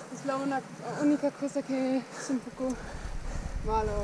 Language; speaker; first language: Spanish; non-native, learner; German